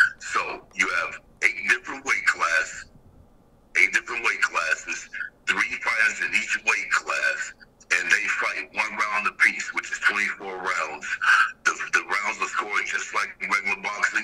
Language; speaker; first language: English; native; English